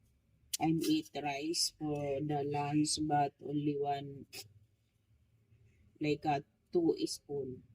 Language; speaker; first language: English; non-native, learner; Filipino